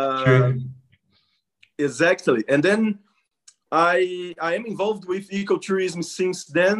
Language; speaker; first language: English; non-native, fluent; Portuguese